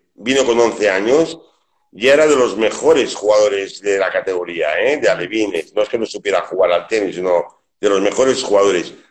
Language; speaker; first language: Spanish; native; Spanish